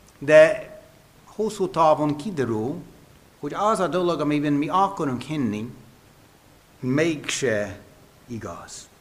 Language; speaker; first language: Hungarian; non-native, fluent; English